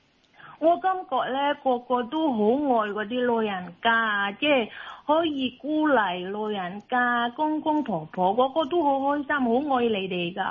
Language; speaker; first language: Cantonese; non-native, learner; Indonesian